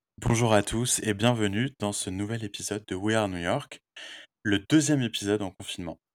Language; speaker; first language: French; native; French